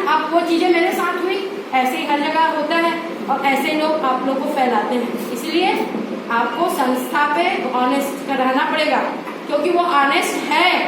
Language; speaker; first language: Hindi; non-native, local second language; Chhattisgarhi